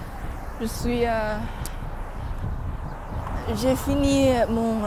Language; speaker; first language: French; non-native, learner; English